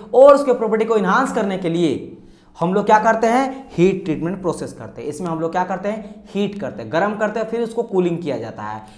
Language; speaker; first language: Hindi; non-native, local second language; Marathi